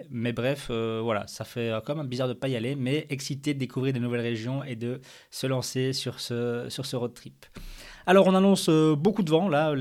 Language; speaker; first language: French; native; French